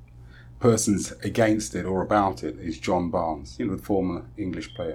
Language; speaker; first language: English; native; English